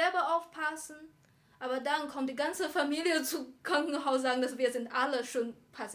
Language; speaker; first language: German; non-native, learner; Chinese